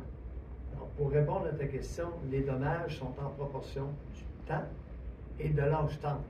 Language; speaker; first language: French; native; French